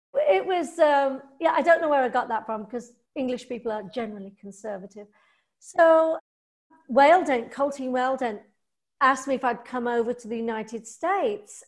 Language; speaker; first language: English; native; English